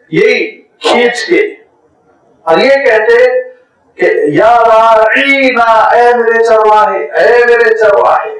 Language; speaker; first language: Urdu; native; Urdu